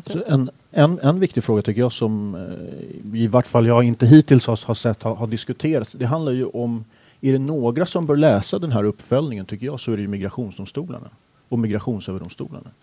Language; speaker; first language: Swedish; native; Swedish